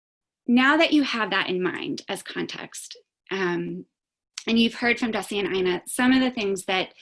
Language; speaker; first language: English; native; English